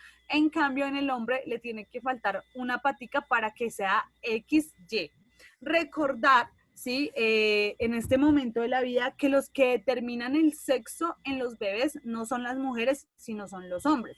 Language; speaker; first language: Spanish; native; Spanish